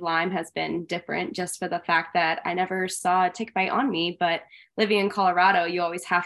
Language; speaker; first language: English; native; English